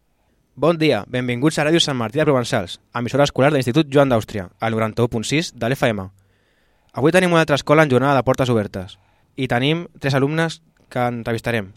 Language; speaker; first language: Catalan; native; Catalan